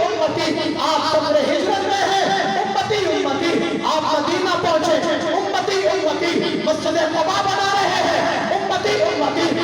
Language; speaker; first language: Urdu; native; Urdu